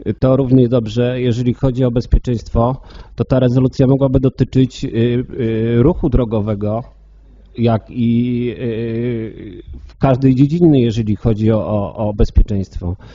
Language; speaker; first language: Polish; native; Polish